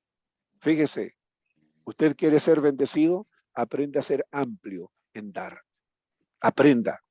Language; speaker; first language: Spanish; native; Spanish